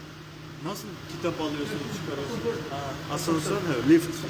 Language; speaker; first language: Turkish; non-native, fluent; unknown